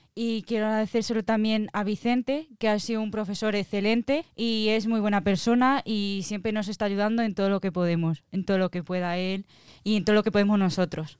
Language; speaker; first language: Spanish; native; Spanish